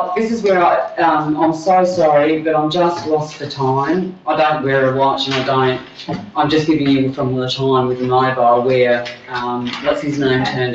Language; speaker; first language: English; native; English